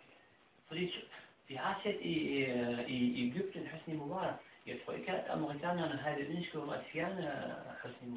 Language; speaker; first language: Danish; non-native, fluent; Arabic